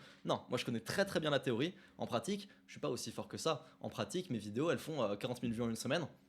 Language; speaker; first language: French; native; French